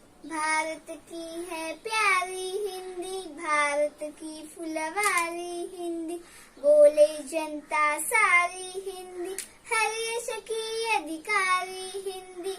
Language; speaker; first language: Hindi; non-native, local second language; Marathi